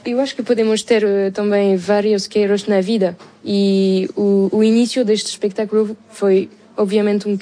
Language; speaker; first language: Portuguese; non-native, learner; French